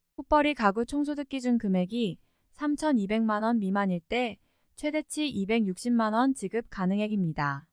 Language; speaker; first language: Korean; native; Korean